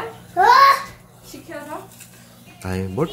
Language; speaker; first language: Korean; non-native, learner; Khmer